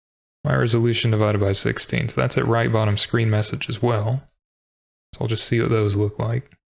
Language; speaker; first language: English; native; English